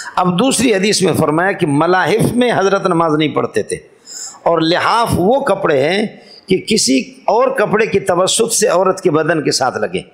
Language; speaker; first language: Urdu; non-native, local second language; Brahui